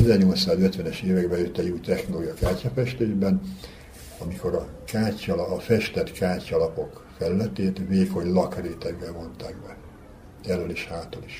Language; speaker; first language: Hungarian; native; Hungarian